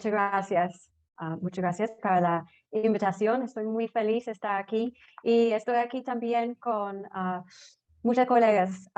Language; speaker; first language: Spanish; non-native, fluent; English